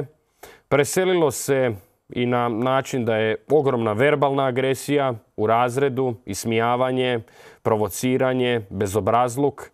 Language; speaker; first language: Serbian; native; Serbian